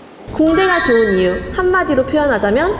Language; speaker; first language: Korean; native; Korean